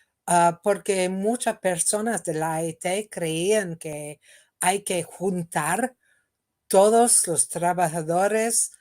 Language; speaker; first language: Spanish; non-native, fluent; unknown